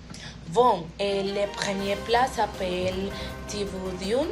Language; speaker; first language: French; non-native, learner; Spanish